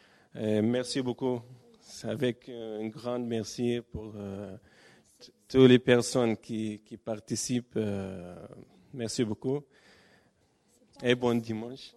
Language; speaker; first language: French; non-native, learner; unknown